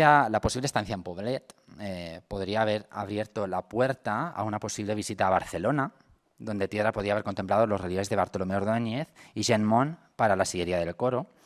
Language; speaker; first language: Spanish; native; Spanish